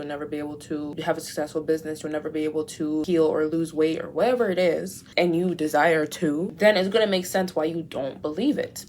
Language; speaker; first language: English; native; English